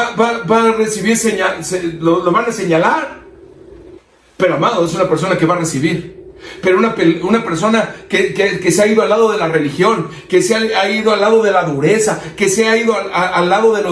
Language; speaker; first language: Spanish; native; Spanish